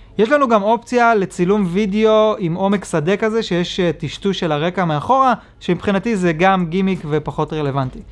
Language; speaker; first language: Hebrew; native; Hebrew